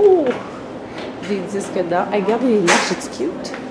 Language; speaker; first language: French; native; French